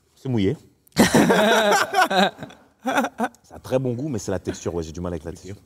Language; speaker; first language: French; native; French